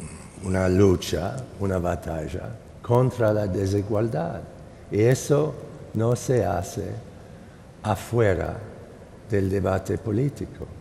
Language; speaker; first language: Spanish; non-native, fluent; English